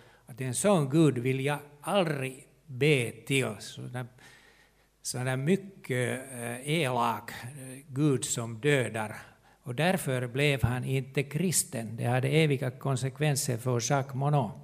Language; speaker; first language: Swedish; non-native, local second language; Finnish